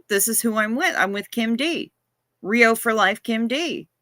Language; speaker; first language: English; native; English